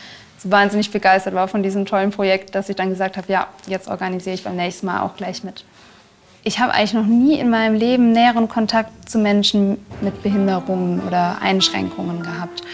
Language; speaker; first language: German; native; German